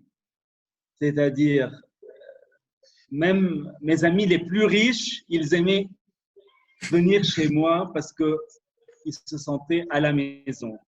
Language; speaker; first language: French; non-native, local second language; Arabic